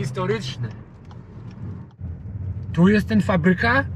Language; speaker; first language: Polish; non-native, learner; English